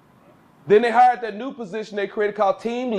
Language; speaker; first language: English; native; English